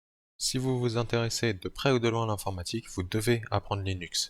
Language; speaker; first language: French; native; French